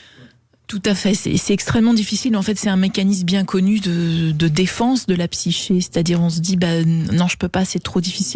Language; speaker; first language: French; native; French